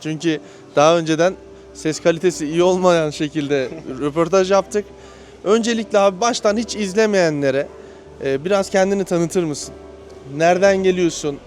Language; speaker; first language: Turkish; native; Turkish